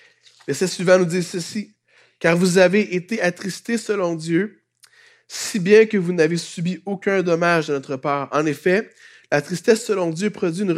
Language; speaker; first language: French; native; French